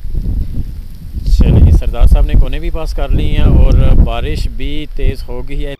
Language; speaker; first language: Urdu; non-native, local second language; Punjabi